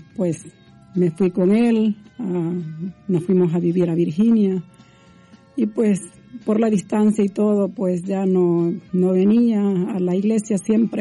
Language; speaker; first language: Spanish; native; Spanish